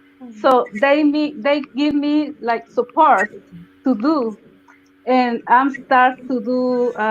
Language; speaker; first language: English; non-native, learner; Spanish